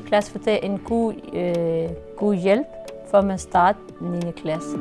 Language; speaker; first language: Danish; non-native, learner; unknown